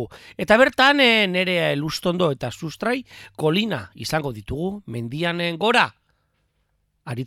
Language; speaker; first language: Basque; native; Basque